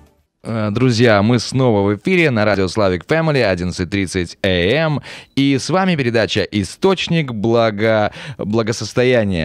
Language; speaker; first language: Russian; native; Russian